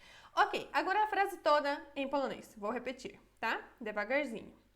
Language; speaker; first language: Portuguese; non-native, fluent; Polish